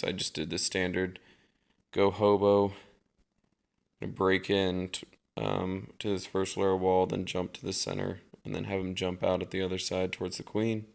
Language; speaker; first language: English; native; English